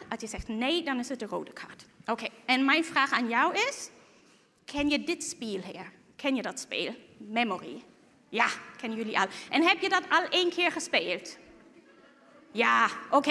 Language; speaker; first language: Dutch; non-native, fluent; German